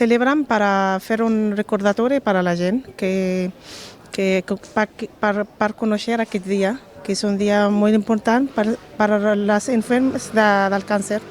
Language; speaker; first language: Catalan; non-native, local second language; Spanish